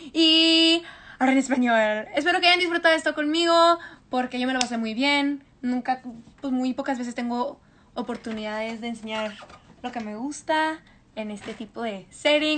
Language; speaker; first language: Spanish; early bilingual, heritage; Spanish